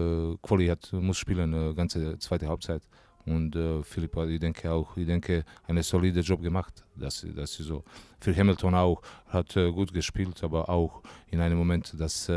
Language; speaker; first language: German; non-native, learner; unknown